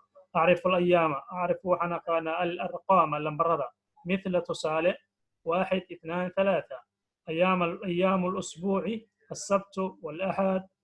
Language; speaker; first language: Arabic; non-native, fluent; Somali